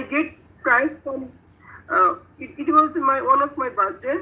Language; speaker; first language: English; non-native, learner; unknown